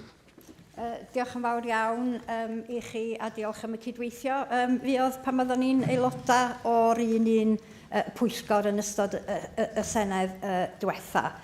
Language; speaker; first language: Welsh; native; Welsh